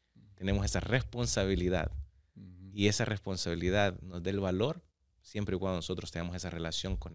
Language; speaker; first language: Spanish; native; Spanish